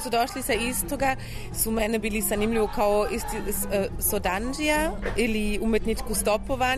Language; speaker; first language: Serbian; non-native, learner; German